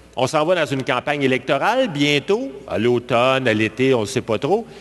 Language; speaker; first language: French; native; French